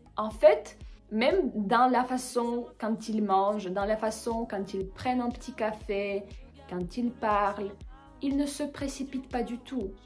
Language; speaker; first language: French; non-native, fluent; Russian